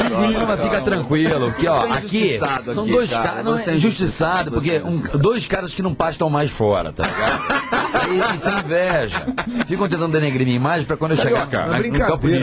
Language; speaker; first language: Portuguese; native; Portuguese